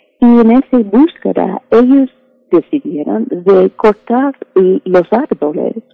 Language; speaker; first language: Spanish; non-native, fluent; English